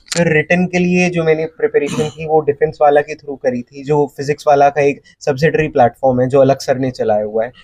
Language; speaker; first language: Hindi; native; Hindi